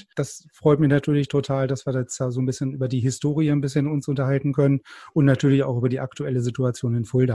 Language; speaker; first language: German; native; German